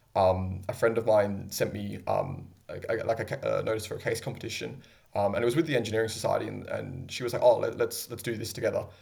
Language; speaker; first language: English; native; English